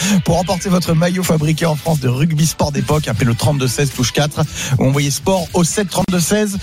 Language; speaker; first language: French; native; French